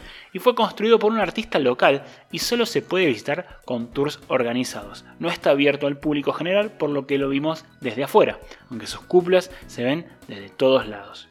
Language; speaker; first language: Spanish; native; Spanish